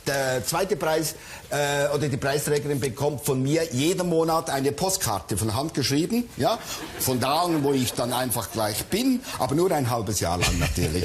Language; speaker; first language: German; native; German